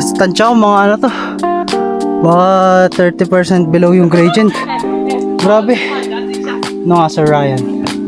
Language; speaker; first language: Filipino; non-native, local second language; Hiligaynon